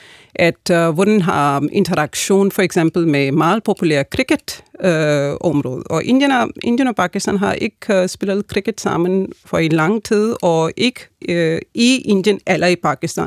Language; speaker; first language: Danish; non-native, fluent; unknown